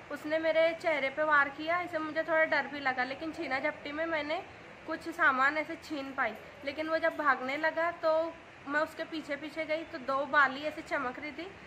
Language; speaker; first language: Hindi; native; Hindi